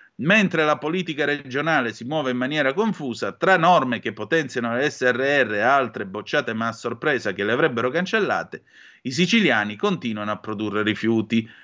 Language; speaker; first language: Italian; native; Italian